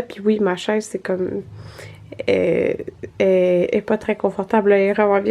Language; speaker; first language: French; native; French